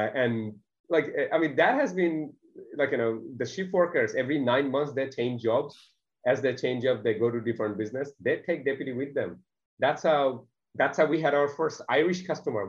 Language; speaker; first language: English; non-native, local second language; Bangla